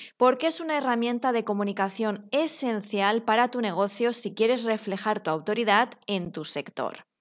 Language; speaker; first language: Spanish; native; Spanish